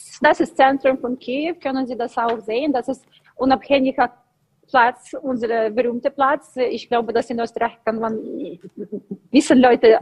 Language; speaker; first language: German; non-native, learner; Ukrainian